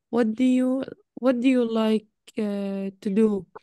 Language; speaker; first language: English; non-native, learner; Arabic